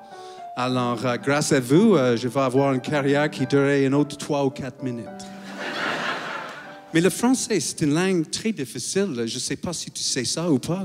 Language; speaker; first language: French; non-native, fluent; English